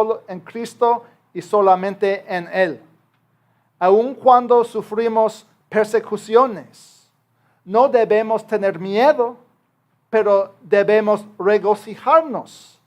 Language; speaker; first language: Spanish; non-native, fluent; English